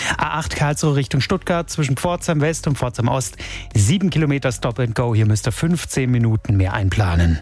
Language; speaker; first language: German; native; German